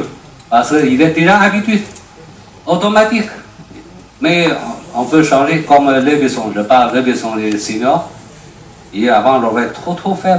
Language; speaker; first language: French; non-native, learner; Chinese